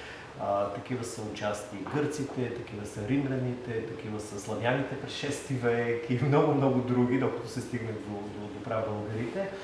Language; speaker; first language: Bulgarian; native; Bulgarian